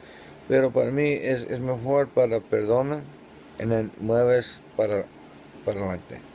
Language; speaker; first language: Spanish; non-native, learner; English